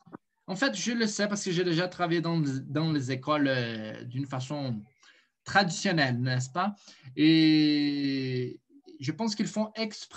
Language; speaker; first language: French; non-native, fluent; Portuguese